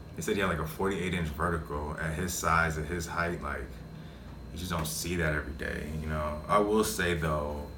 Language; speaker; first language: English; native; English